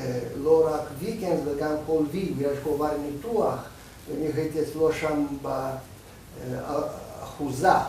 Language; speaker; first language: Hebrew; non-native, fluent; Russian